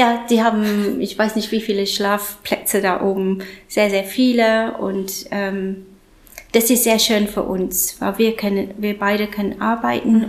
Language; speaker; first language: German; non-native, fluent; English